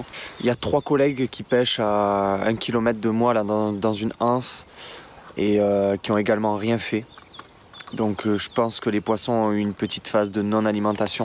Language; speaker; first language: French; native; French